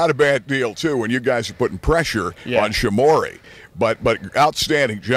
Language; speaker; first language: English; native; English